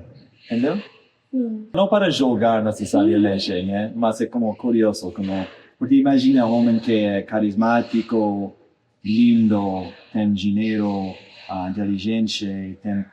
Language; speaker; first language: Portuguese; non-native, fluent; English